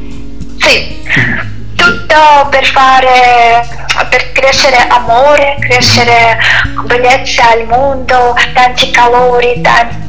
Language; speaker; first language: Italian; non-native, learner; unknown